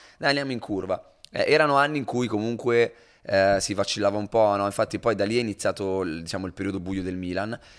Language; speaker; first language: Italian; native; Italian